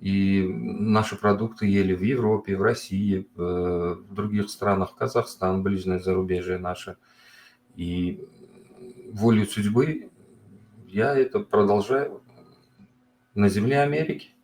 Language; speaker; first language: Russian; non-native, local second language; Uzbek